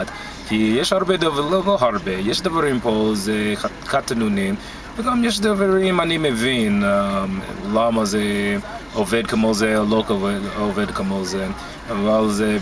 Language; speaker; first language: Hebrew; non-native, learner; English